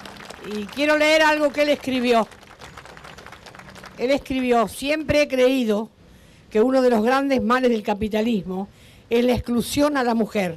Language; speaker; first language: Spanish; native; Spanish